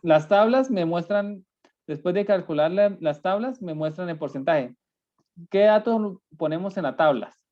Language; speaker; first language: Spanish; native; Spanish